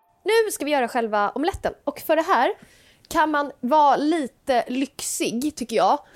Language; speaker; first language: Swedish; native; Swedish